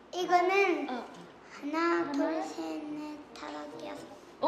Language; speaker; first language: Korean; early bilingual, other home language; Russian